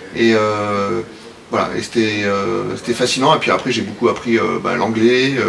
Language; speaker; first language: French; native; French